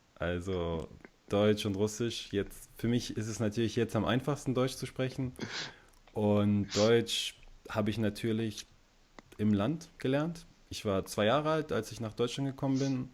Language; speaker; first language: German; early bilingual, other home language; Russian